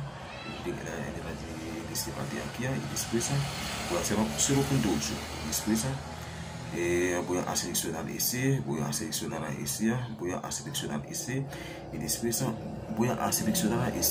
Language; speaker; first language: Spanish; non-native, learner; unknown